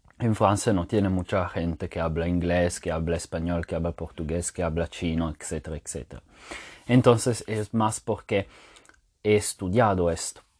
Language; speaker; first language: Spanish; non-native, fluent; French